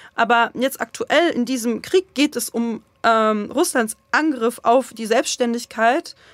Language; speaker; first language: German; early bilingual, other home language; Russian